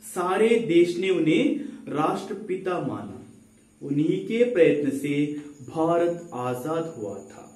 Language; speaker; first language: Hindi; non-native, local second language; Kannada